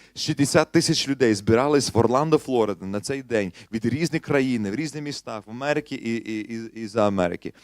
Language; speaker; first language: Ukrainian; non-native, fluent; English